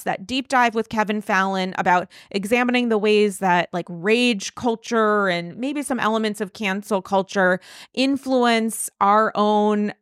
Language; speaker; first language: English; native; English